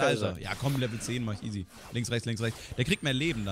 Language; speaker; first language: German; native; German